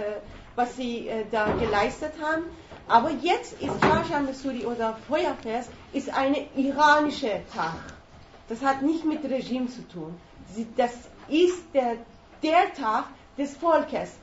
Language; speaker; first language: German; non-native, learner; Persian